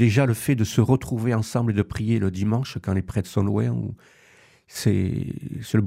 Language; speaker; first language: French; native; French